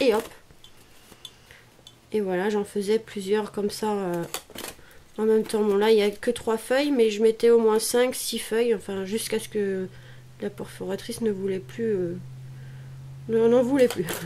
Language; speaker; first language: French; native; French